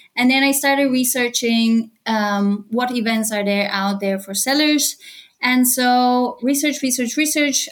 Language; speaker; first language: English; non-native, fluent; Bulgarian